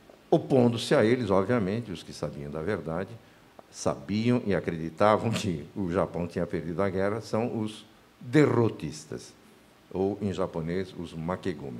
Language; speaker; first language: Portuguese; native; Portuguese